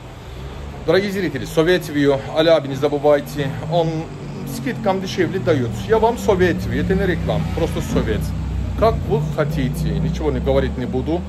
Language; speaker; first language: Russian; non-native, learner; Turkish